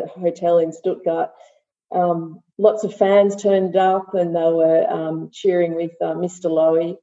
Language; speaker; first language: English; native; English